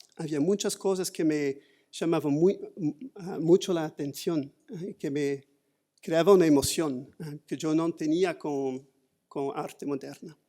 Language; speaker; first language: Spanish; non-native, fluent; French